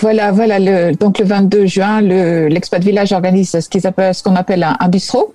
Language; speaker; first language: French; native; French